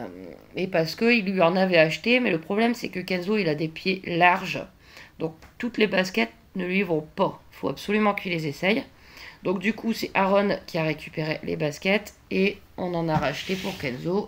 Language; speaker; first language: French; native; French